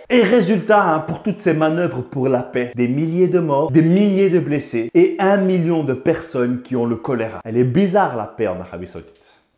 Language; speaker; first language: French; native; French